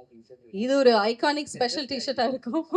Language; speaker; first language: Tamil; native; Tamil